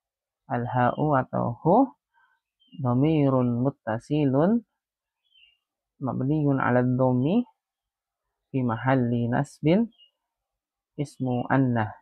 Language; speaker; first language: Arabic; non-native, fluent; Indonesian